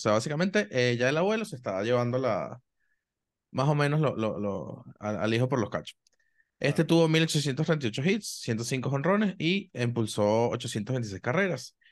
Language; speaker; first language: Spanish; native; Spanish